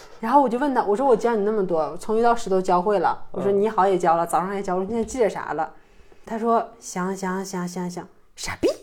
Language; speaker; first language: Chinese; native; Chinese